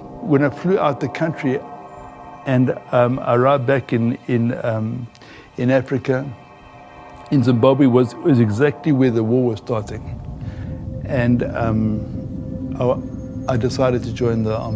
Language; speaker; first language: English; native; English